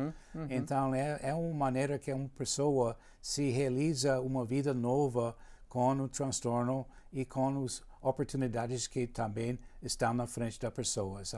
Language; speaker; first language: Portuguese; non-native, fluent; English